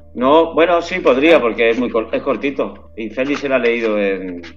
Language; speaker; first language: Spanish; native; Spanish